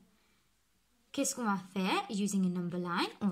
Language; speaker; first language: French; non-native, local second language; Morisyen